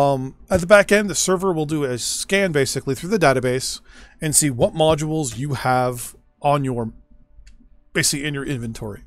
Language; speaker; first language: English; native; English